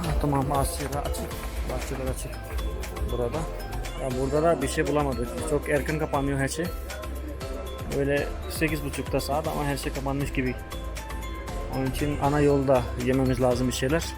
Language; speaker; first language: Turkish; non-native, fluent; Hindi